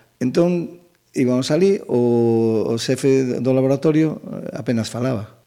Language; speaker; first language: Galician; native; Galician